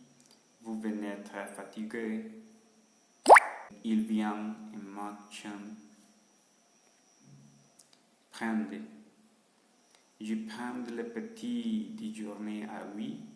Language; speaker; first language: French; non-native, learner; Spanish